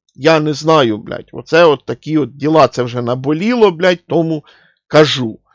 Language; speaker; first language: Ukrainian; non-native, local second language; Russian